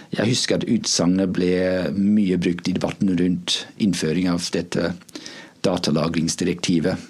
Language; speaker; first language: Norwegian; non-native, fluent; English